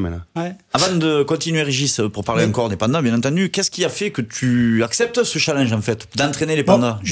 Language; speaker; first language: French; native; French